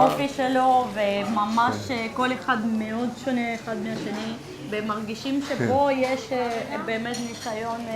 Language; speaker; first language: Hebrew; non-native, fluent; Spanish